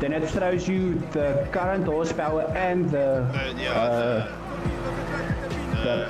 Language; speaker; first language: English; non-native, local second language; Afrikaans